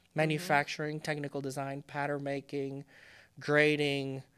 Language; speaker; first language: English; non-native, fluent; Spanish